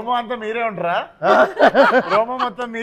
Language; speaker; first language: Telugu; native; Telugu